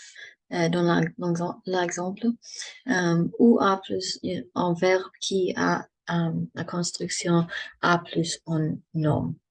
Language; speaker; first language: French; non-native, learner; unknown